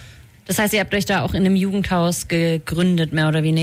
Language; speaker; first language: German; native; German